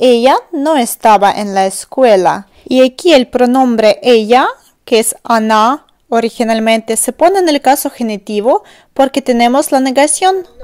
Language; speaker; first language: Spanish; non-native, fluent; Russian